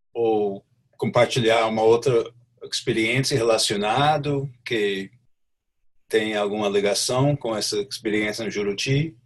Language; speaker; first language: Portuguese; non-native, fluent; English